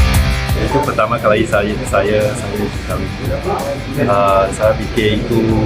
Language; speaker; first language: Indonesian; non-native, fluent; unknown